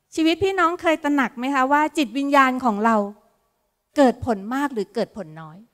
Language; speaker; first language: Thai; native; Thai